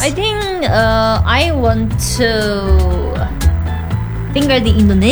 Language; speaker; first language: English; non-native, learner; Indonesian